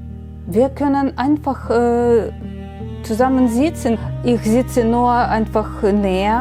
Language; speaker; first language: German; non-native, learner; Ukrainian